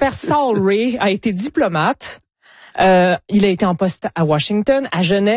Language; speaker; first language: French; native; French